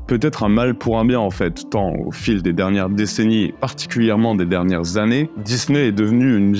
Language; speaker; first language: French; native; French